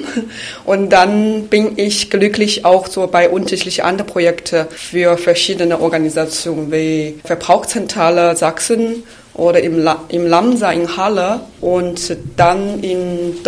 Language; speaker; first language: German; non-native, fluent; Chinese